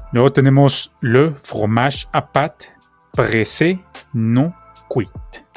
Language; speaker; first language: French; non-native, fluent; Spanish